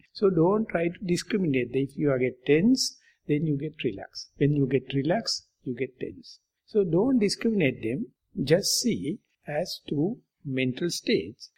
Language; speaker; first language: English; non-native, local second language; Sinhala